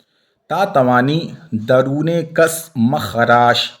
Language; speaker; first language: Persian; non-native, fluent; Urdu